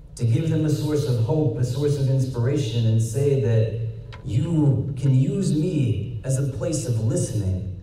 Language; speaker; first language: English; native; English